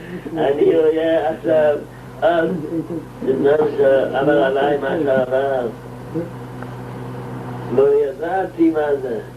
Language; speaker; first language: Hebrew; non-native, local second language; Yiddish